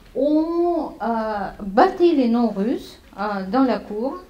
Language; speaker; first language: French; non-native, fluent; Russian